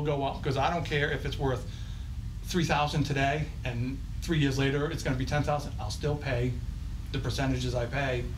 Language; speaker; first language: English; native; English